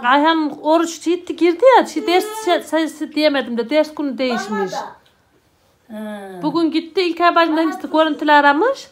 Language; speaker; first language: Turkish; native; Turkish